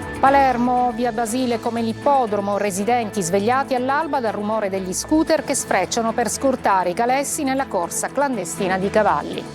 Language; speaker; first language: Italian; native; Italian